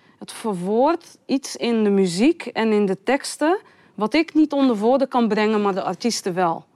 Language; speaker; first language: Dutch; early bilingual, other home language; Riffian